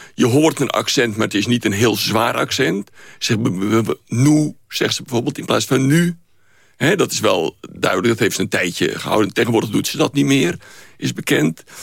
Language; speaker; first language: Dutch; native; Dutch